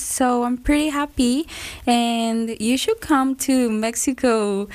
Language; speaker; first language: English; non-native, fluent; Spanish